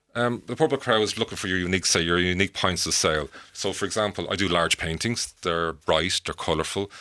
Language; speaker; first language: English; native; English